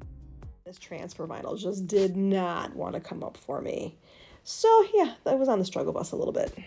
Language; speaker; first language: English; native; English